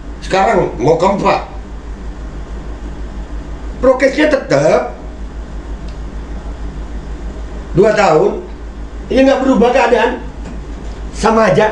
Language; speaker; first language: Indonesian; native; Indonesian